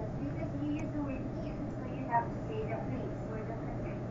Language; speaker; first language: English; non-native, local second language; Filipino